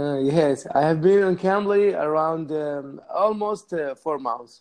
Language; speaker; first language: English; non-native, learner; Arabic